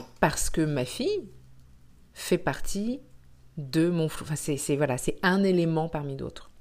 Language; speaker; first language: French; native; French